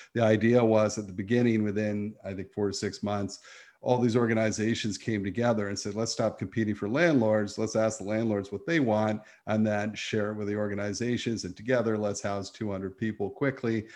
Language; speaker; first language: English; native; English